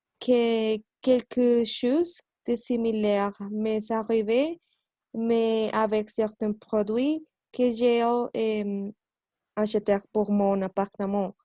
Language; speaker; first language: French; non-native, learner; Spanish